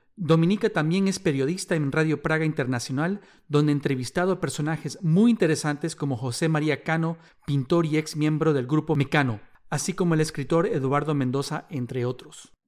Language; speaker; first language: Spanish; native; Spanish